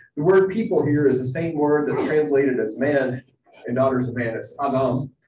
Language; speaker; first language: English; native; English